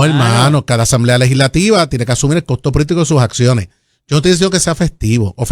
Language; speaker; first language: Spanish; native; Spanish